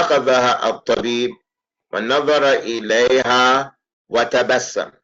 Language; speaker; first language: Arabic; non-native, fluent; English